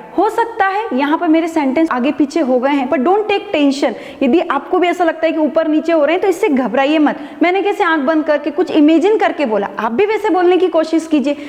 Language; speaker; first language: Hindi; non-native, local second language; Marathi